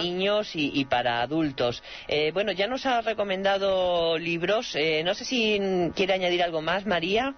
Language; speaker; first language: Spanish; native; Spanish